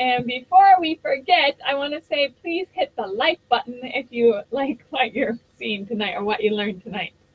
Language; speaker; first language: English; non-native, fluent; Japanese